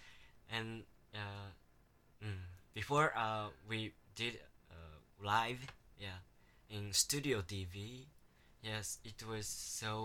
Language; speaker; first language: English; non-native, learner; Japanese